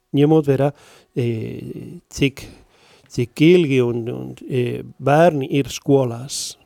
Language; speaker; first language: Latvian; non-native, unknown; Spanish